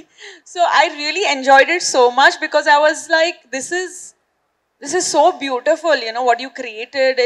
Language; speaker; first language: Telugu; non-native, fluent; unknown